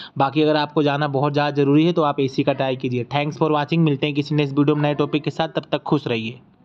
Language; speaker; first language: Hindi; native; Hindi